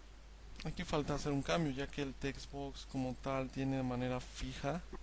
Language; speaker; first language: Spanish; native; Spanish